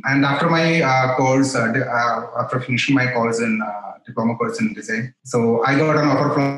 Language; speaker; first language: English; non-native, local second language; Malayalam